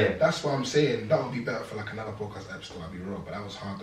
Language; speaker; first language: English; native; English